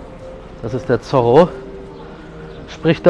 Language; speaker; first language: German; native; German